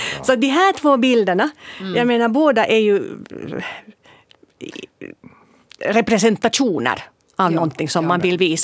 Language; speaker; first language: Swedish; native; Swedish